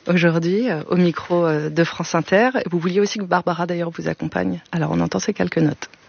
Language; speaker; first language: French; native; French